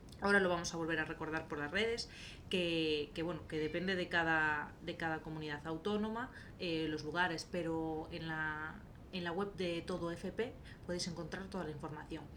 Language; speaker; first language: Spanish; native; Spanish